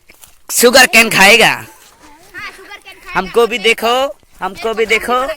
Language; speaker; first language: Hindi; non-native, local second language; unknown